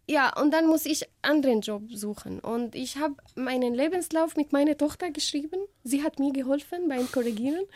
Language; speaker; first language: German; non-native, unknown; Arabic